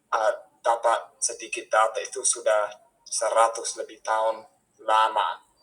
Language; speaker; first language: Indonesian; non-native, fluent; English